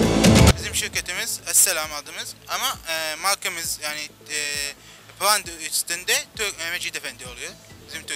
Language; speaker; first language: Turkish; non-native, learner; Arabic